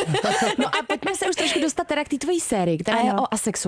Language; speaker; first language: Czech; native; Czech